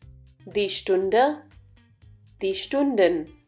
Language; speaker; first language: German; non-native, fluent; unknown